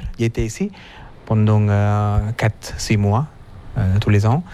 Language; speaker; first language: French; non-native, fluent; Sinhala